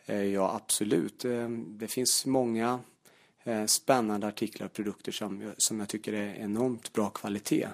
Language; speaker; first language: Swedish; native; Swedish